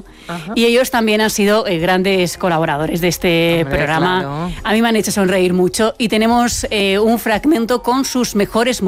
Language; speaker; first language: Spanish; native; Spanish